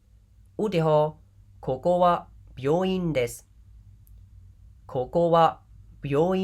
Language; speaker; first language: Japanese; non-native, fluent; Khmer